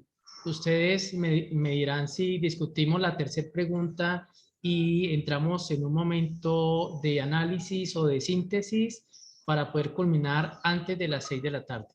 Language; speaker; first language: Spanish; native; Spanish